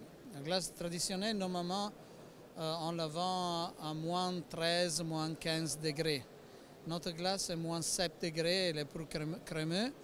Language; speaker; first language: French; non-native, fluent; Italian